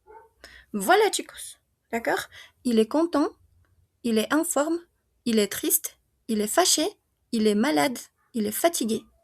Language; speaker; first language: French; non-native, fluent; Spanish